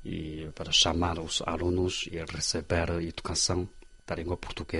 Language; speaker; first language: Portuguese; non-native, fluent; Chinese